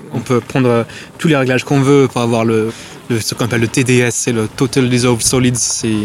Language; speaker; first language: French; non-native, fluent; English